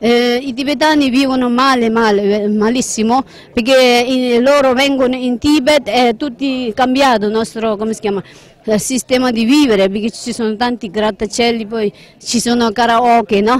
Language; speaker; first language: Italian; non-native, learner; Tibetan